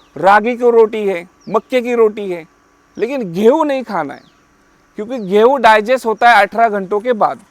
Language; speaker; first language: Hindi; non-native, local second language; Marathi